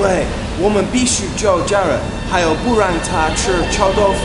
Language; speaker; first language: Chinese; non-native, learner; English